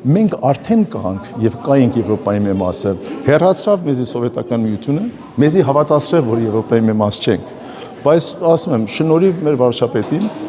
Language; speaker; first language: Armenian; early bilingual, heritage; Armenian